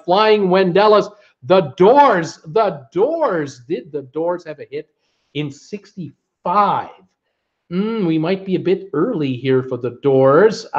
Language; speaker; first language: English; native; English